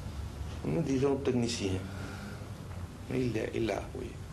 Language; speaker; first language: French; non-native, local second language; Spanish